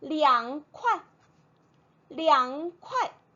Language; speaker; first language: Chinese; non-native, fluent; Korean